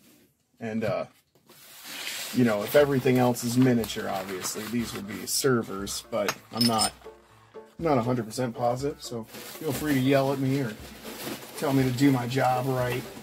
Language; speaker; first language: English; native; English